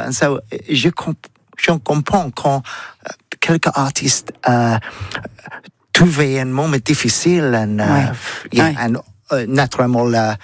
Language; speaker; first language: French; non-native, learner; English